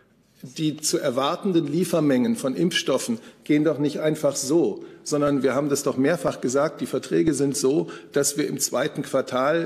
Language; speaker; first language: German; native; German